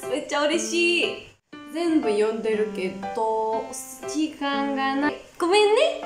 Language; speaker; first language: Japanese; non-native, learner; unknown